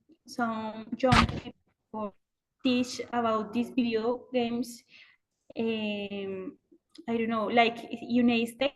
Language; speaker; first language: English; non-native, learner; Spanish